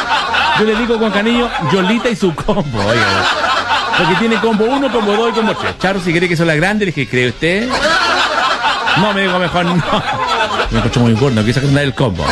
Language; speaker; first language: Spanish; native; Spanish